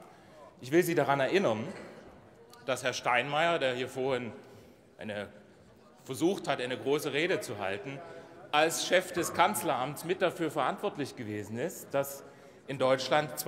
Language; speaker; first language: German; native; German